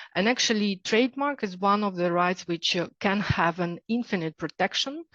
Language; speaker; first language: English; non-native, fluent; Ukrainian